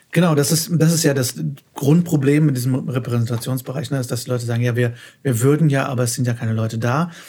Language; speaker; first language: German; native; German